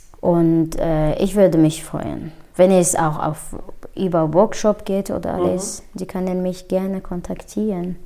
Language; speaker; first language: German; non-native, fluent; Kinyarwanda